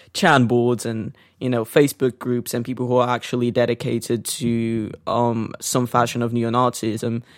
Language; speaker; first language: English; non-native, fluent; Portuguese